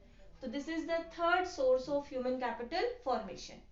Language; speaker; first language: Hindi; native; Hindi